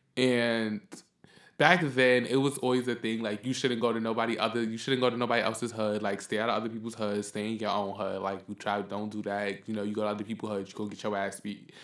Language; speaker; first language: English; native; English